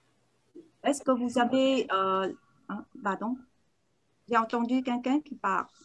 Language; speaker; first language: French; non-native, learner; Vietnamese